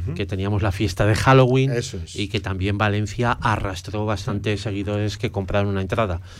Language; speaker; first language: Spanish; native; Spanish